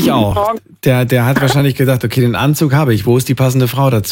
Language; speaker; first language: German; native; German